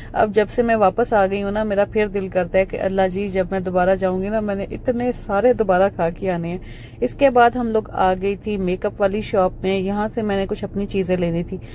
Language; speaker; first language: Urdu; non-native, local second language; Punjabi